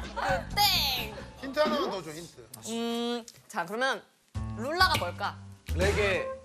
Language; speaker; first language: Korean; native; Korean